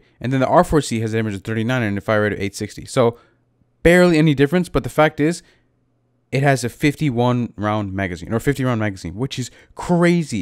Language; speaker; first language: English; native; English